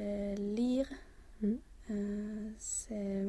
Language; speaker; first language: French; non-native, learner; Swedish